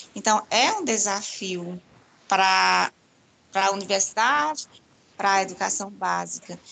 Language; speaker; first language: Portuguese; native; Portuguese